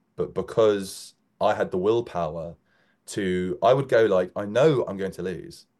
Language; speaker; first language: English; native; English